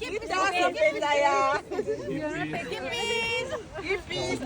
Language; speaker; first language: Finnish; non-native, learner; Bangla